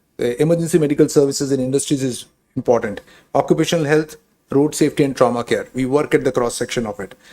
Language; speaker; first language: Hindi; non-native, local second language; Bangla